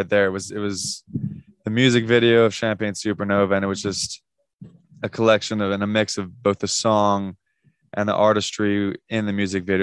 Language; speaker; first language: English; native; English